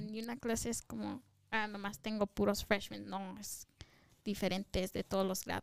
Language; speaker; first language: Spanish; early bilingual, heritage; Spanish